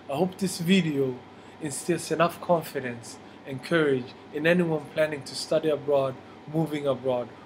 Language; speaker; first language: English; non-native, fluent; Somali